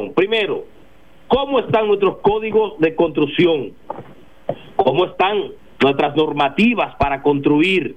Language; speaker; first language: Spanish; native; Spanish